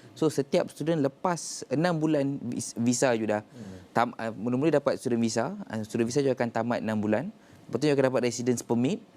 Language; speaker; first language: Malay; native; Malay